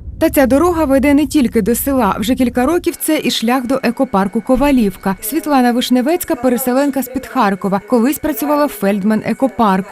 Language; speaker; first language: Ukrainian; native; Ukrainian